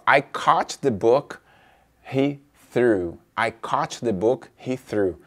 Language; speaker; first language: English; non-native, fluent; Portuguese